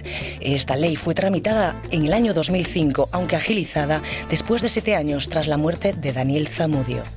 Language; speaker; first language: Spanish; native; Spanish